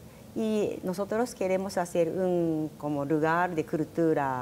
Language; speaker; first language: Spanish; non-native, learner; Japanese